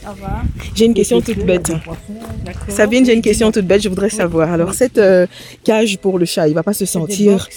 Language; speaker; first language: French; native; French